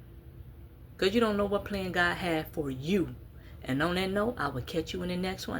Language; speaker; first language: English; native; English